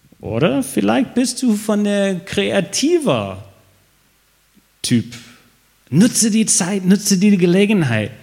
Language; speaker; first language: German; non-native, fluent; English